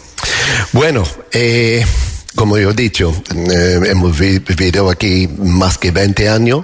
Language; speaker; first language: Spanish; non-native, learner; English